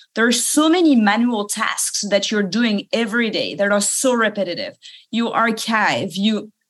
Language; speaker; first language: English; non-native, fluent; French